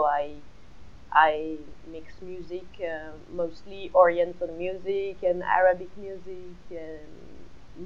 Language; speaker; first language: English; non-native, fluent; French